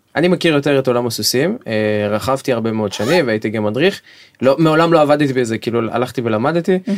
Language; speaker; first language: Hebrew; native; Hebrew